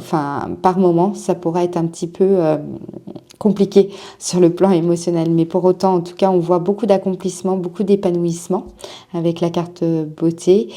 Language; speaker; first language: French; native; French